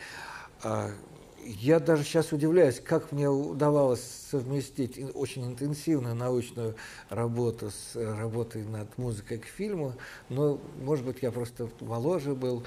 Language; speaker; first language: Russian; native; Russian